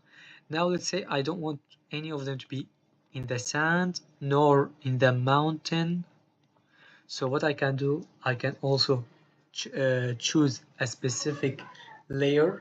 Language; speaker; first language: English; non-native, fluent; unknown